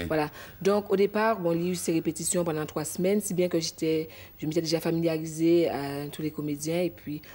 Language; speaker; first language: French; native; French